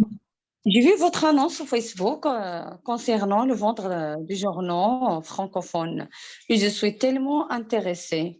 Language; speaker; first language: French; non-native, learner; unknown